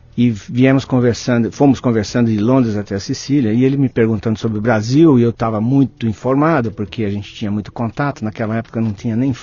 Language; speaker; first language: Portuguese; native; Portuguese